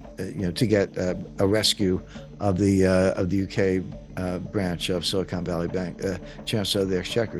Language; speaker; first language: English; native; English